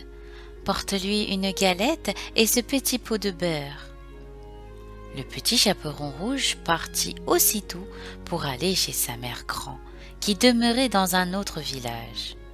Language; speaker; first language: French; native; French